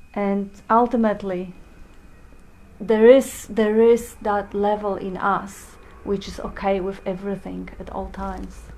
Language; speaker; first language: English; non-native, fluent; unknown